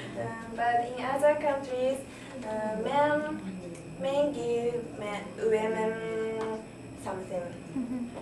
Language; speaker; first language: English; non-native, learner; Japanese